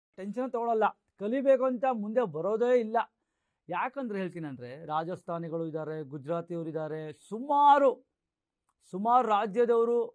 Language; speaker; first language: Kannada; non-native, local second language; Marathi